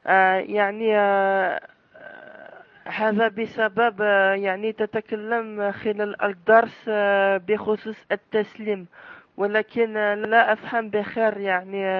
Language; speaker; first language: Arabic; non-native, learner; French